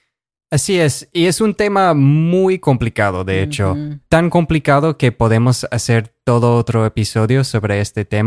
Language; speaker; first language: Spanish; non-native, fluent; English